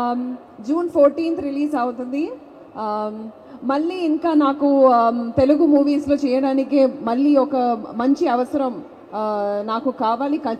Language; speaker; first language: Telugu; non-native, fluent; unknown